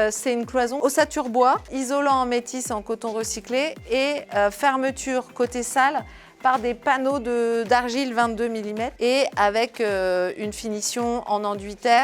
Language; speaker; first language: French; native; French